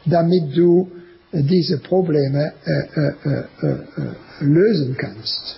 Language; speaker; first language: German; non-native, learner; French